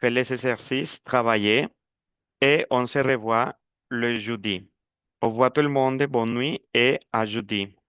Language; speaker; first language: French; non-native, fluent; Spanish